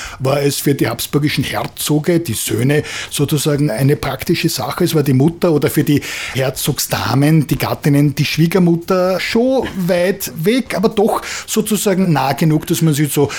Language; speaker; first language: German; native; German